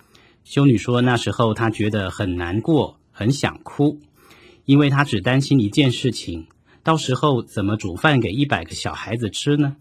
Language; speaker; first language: Chinese; native; Chinese